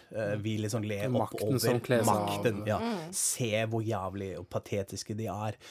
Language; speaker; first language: Norwegian; non-native, fluent; German